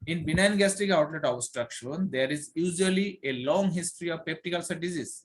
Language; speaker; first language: English; non-native, local second language; Bangla